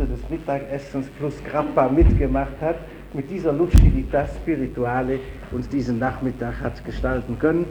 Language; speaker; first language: German; native; German